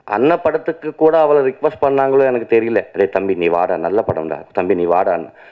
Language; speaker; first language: Tamil; non-native, local second language; Telugu